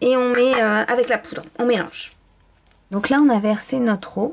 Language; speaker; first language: French; native; French